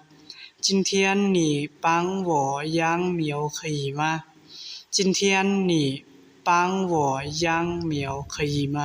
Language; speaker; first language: Chinese; non-native, learner; Hmong